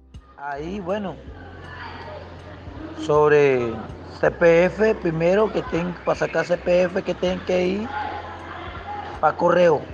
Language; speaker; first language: Spanish; non-native, local second language; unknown